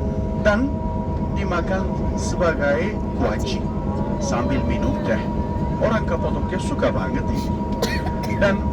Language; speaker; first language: Indonesian; non-native, fluent; Turkish